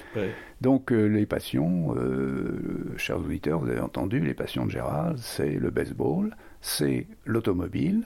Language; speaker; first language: French; native; French